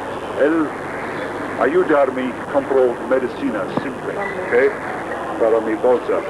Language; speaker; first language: Spanish; non-native, learner; English